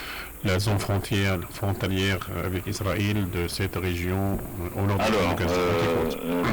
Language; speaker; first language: French; non-native, fluent; Arabic